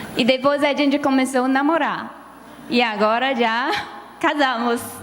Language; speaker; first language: Portuguese; non-native, learner; Chinese